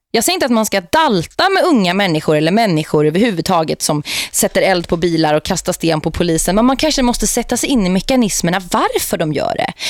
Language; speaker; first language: Swedish; native; Swedish